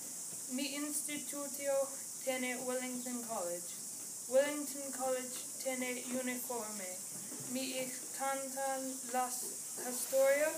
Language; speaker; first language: Spanish; non-native, learner; English